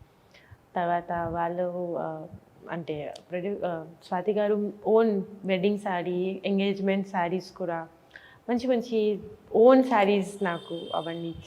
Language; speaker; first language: Telugu; non-native, learner; Bangla